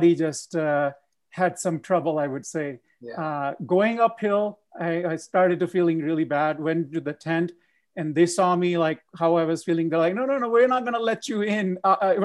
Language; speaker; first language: English; non-native, local second language; Punjabi